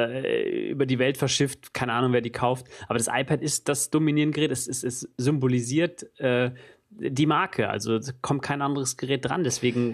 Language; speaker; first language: German; native; German